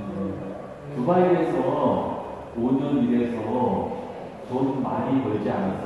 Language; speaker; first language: Korean; native; Korean